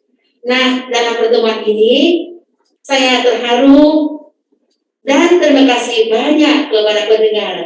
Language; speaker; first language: Indonesian; non-native, fluent; Vietnamese